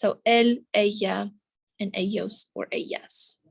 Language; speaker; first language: Spanish; non-native, fluent; English